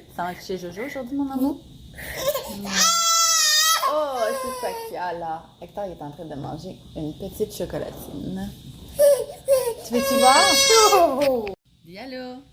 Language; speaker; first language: French; native; French